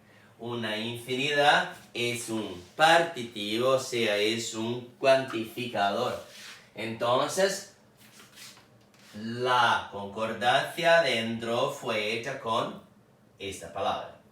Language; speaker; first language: Spanish; non-native, fluent; Portuguese